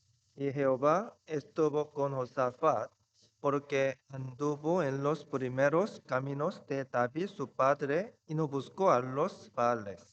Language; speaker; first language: Spanish; non-native, fluent; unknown